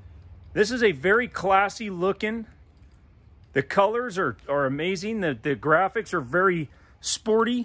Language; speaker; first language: English; native; English